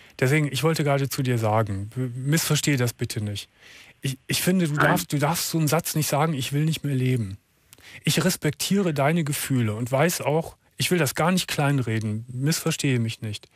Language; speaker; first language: German; native; German